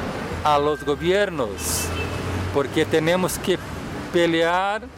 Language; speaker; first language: Spanish; non-native, fluent; Portuguese